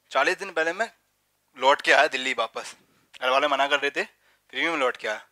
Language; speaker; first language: Hindi; native; Hindi